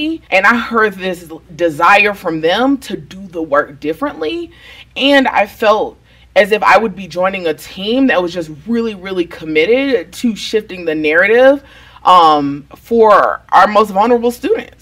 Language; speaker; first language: English; native; English